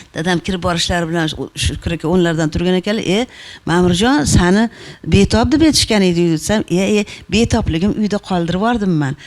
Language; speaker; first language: Uzbek; native; Uzbek